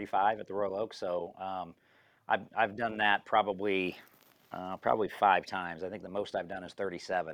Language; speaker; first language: English; native; English